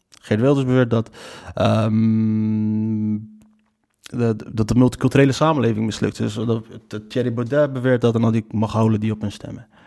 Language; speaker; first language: Dutch; early bilingual, other home language; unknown